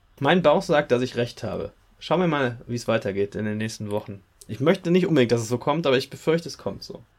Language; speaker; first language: German; native; German